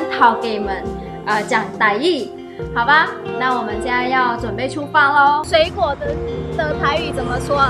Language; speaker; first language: Chinese; non-native, fluent; Vietnamese